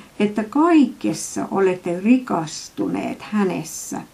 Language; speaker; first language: Finnish; non-native, fluent; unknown